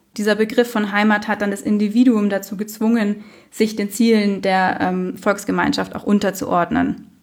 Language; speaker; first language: German; native; German